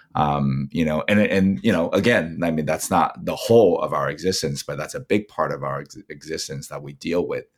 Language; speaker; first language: English; non-native, fluent; Chinese